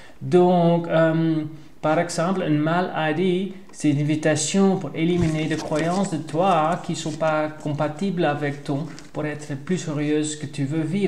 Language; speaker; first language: French; non-native, learner; Dutch